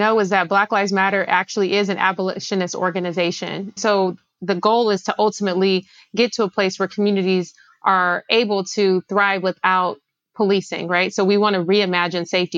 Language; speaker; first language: English; native; English